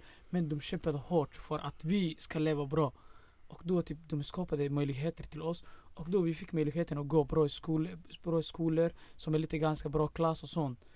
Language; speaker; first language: Swedish; non-native, fluent; Somali